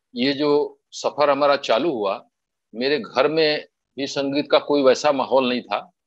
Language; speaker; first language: Hindi; native; Hindi